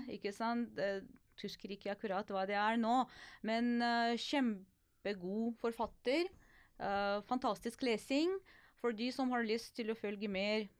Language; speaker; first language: Norwegian; non-native, fluent; Ukrainian